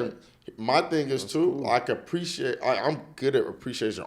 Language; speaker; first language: English; native; English